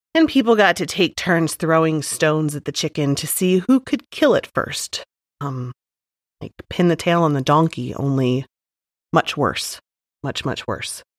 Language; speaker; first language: English; native; English